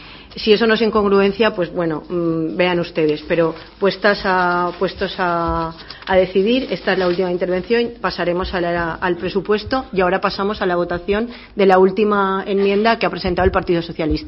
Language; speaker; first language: Spanish; native; Spanish